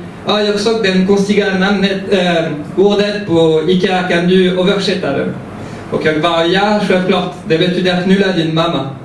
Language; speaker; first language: Swedish; early bilingual, heritage; French